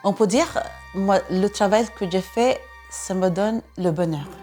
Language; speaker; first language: French; non-native, fluent; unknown